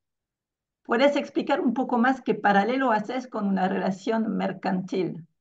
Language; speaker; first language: Spanish; non-native, fluent; French